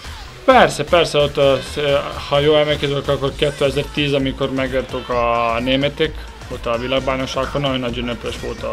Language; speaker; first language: Hungarian; non-native, learner; Serbian